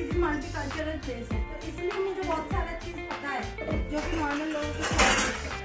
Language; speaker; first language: Hindi; non-native, local second language; Bangla